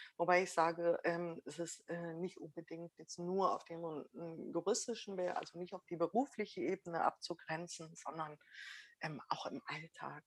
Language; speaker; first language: German; early bilingual, other home language; Arabic